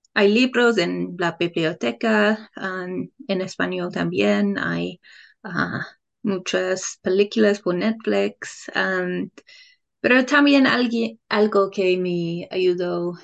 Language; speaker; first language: Spanish; non-native, fluent; English